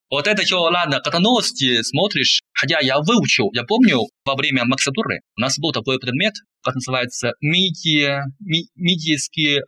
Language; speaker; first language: Russian; non-native, fluent; Chinese